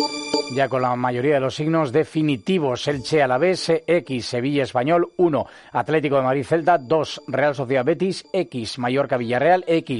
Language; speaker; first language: Spanish; native; Spanish